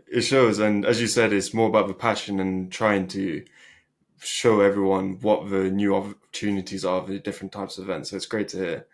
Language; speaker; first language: English; early bilingual, other home language; Albanian